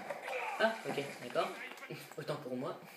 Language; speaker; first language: French; native; French